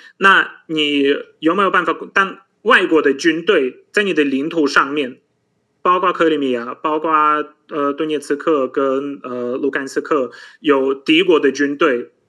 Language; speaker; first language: Chinese; non-native, fluent; Polish